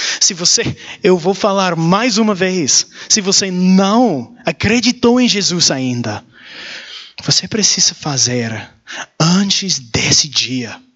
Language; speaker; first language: Portuguese; non-native, learner; English